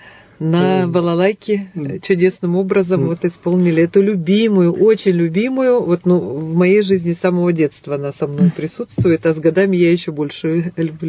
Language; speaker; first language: Russian; native; Russian